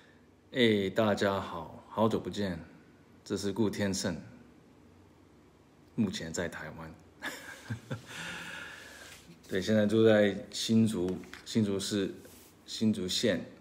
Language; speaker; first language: Chinese; early bilingual, heritage; Chinese